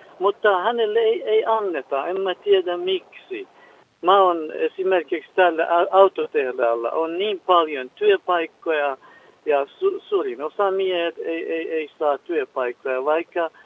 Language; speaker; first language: Finnish; non-native, learner; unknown